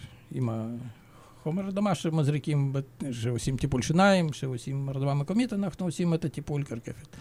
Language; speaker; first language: Hebrew; non-native, fluent; Russian